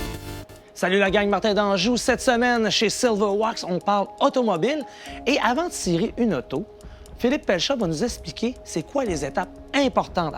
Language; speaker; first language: French; native; French